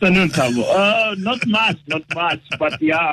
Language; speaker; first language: English; non-native, local second language; Tsonga